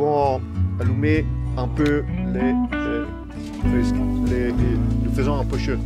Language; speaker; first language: French; non-native, learner; Italian